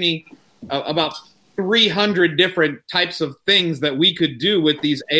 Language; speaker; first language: English; native; English